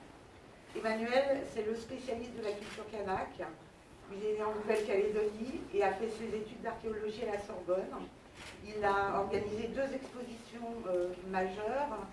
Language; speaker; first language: French; native; French